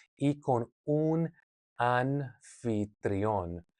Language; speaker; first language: Spanish; non-native, learner; English